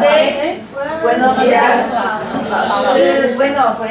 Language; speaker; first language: Spanish; non-native, learner; Chinese